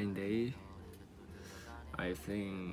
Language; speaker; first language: English; non-native, learner; Korean